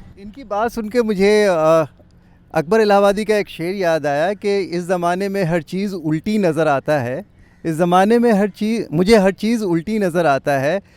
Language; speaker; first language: Urdu; native; Urdu